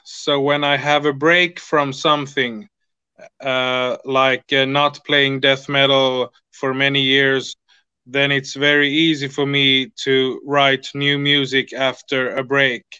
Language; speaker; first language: English; non-native, fluent; Swedish